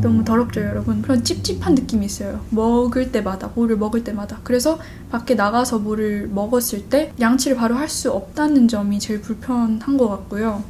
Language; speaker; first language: Korean; early bilingual, other home language; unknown